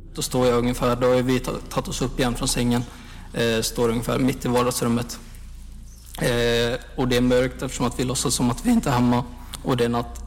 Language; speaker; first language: Swedish; native; Swedish